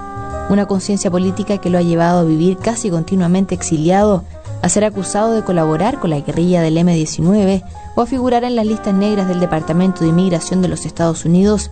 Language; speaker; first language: Spanish; native; Spanish